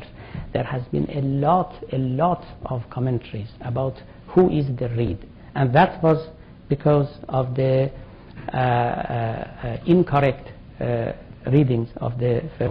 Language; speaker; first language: English; non-native, fluent; Persian